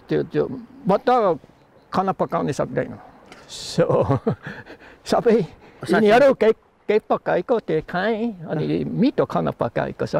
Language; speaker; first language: Nepali; non-native, learner; German